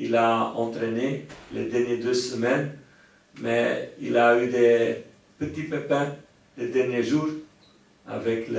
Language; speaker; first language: French; non-native, local second language; Dutch